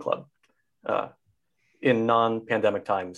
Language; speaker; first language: English; native; English